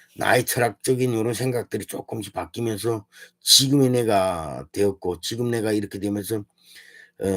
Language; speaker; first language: Korean; early bilingual, heritage; Korean